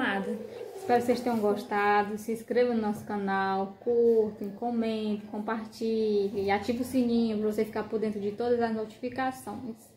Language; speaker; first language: Portuguese; native; Portuguese